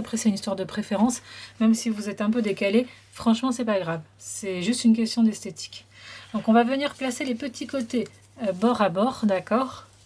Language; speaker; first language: French; native; French